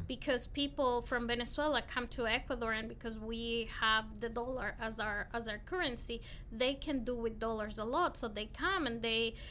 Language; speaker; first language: English; non-native, fluent; Spanish